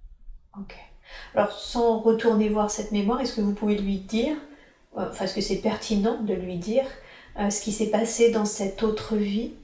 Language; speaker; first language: French; native; French